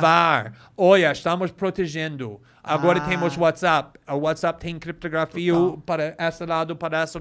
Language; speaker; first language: Portuguese; non-native, fluent; English